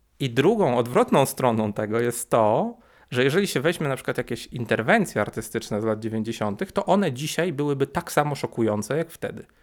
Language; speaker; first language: Polish; native; Polish